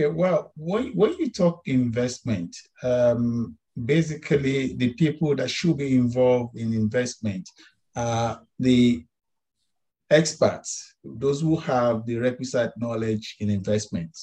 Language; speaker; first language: English; non-native, local second language; Yoruba